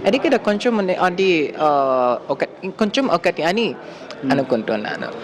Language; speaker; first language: Telugu; non-native, learner; Japanese